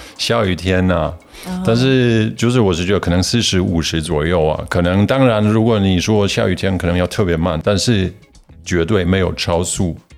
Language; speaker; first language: Chinese; non-native, fluent; German